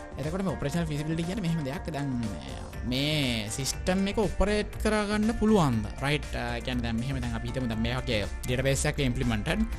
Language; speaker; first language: Sinhala; native; Sinhala